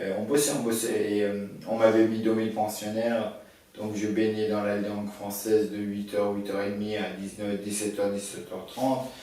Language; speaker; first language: French; early bilingual, other home language; Persian